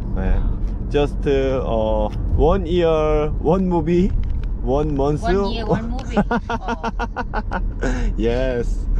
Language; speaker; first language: English; non-native, learner; Korean